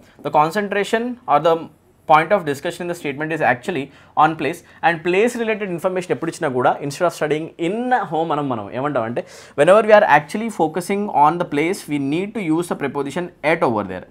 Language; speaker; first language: English; non-native, local second language; Telugu